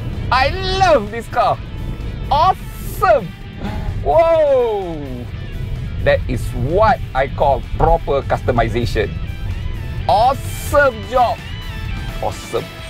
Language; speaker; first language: English; non-native, local second language; Malay